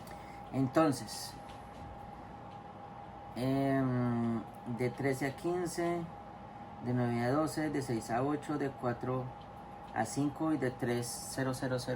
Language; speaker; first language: Spanish; native; Spanish